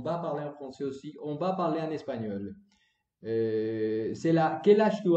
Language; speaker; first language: French; non-native, learner; Spanish